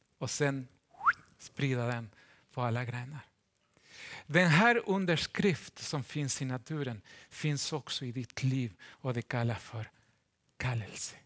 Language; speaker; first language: Swedish; non-native, fluent; Spanish